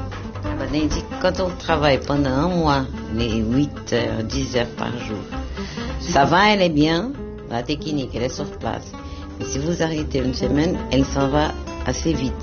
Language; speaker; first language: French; non-native, fluent; Portuguese